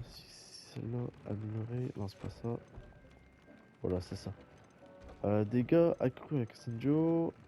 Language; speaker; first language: French; native; French